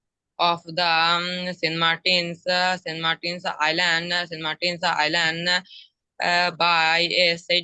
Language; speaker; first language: English; non-native, learner; Bangla